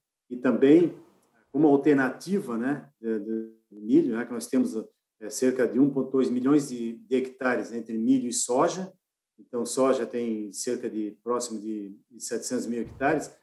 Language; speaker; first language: Portuguese; native; Portuguese